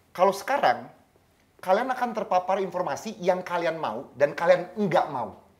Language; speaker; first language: Indonesian; native; Indonesian